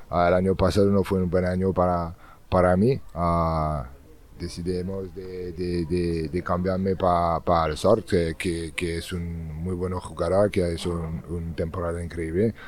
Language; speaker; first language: Spanish; non-native, learner; French